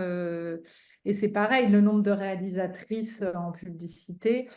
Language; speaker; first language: French; native; French